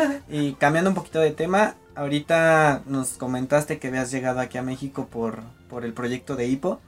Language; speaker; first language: Spanish; native; Spanish